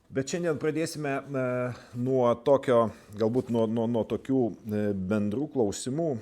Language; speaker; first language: Lithuanian; native; Lithuanian